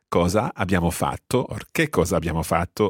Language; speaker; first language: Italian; non-native, fluent; English